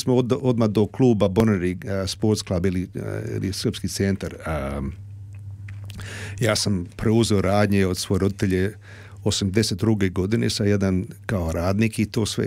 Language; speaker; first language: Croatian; early bilingual, heritage; Croatian